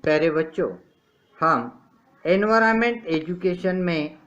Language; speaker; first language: Hindi; non-native, local second language; Marathi